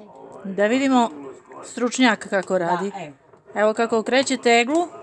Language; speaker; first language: Bosnian; native; Bosnian